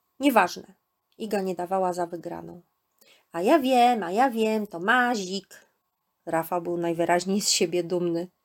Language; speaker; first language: Polish; native; Polish